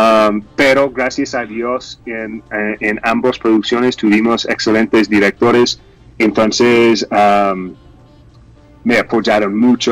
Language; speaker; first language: Spanish; non-native, fluent; English